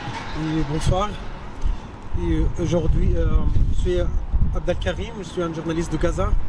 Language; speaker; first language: French; non-native, learner; Arabic